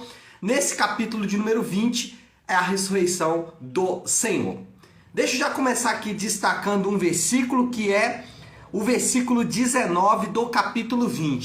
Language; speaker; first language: Portuguese; native; Portuguese